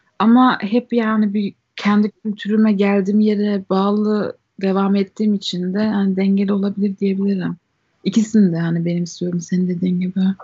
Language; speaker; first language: Turkish; early bilingual, heritage; Turkish